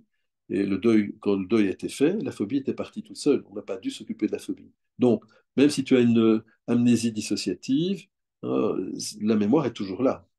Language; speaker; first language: French; native; French